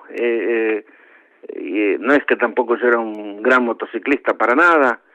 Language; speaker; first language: Spanish; native; Spanish